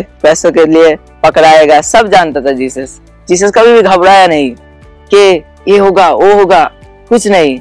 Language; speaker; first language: Hindi; non-native, local second language; Bangla